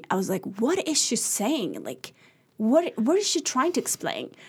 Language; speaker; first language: English; early bilingual, other home language; Arabic